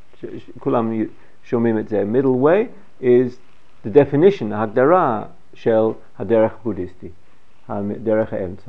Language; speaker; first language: Hebrew; non-native, fluent; English